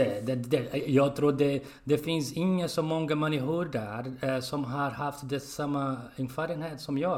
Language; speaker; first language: Swedish; non-native, learner; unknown